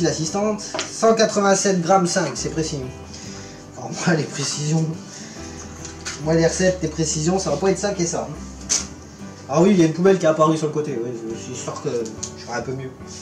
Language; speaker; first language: French; native; French